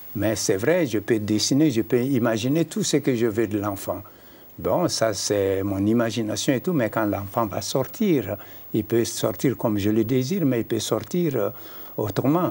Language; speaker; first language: French; non-native, local second language; Mandingo